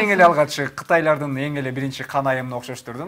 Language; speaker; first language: Kyrgyz; native; Kyrgyz